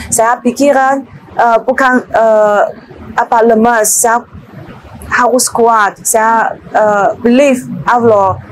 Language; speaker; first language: Indonesian; non-native, learner; Chinese